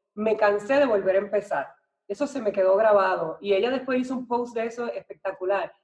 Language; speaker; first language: Spanish; native; Spanish